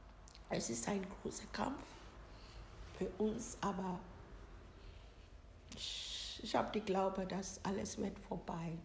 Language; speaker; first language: German; non-native, learner; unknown